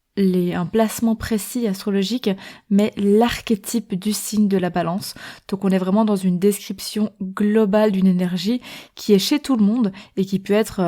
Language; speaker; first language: French; native; French